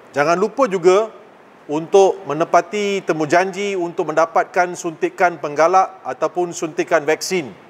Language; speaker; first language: Malay; non-native, local second language; Tamil